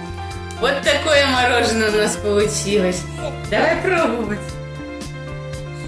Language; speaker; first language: Russian; native; Russian